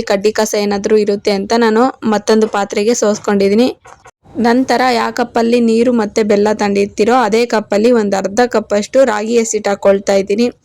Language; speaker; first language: Kannada; non-native, local second language; Telugu